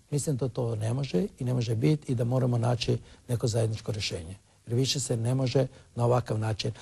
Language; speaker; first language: Croatian; non-native, local second language; Romany